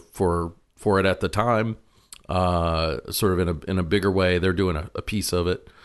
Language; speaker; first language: English; native; English